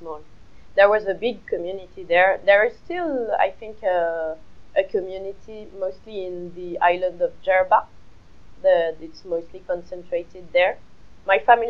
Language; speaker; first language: English; non-native, fluent; French